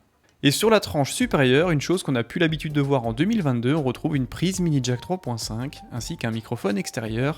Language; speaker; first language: French; native; French